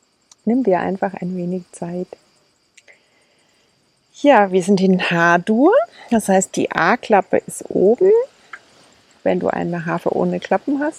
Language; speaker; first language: German; native; German